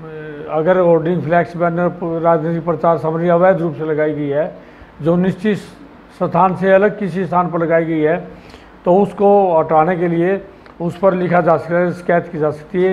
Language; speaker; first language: Hindi; native; Hindi